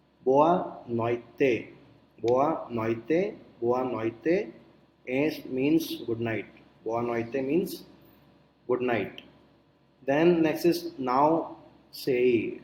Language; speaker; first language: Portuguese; non-native, learner; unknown